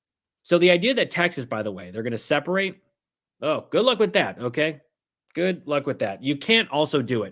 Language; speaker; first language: English; native; English